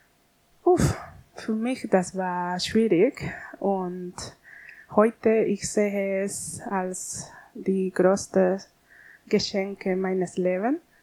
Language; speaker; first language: German; non-native, learner; Spanish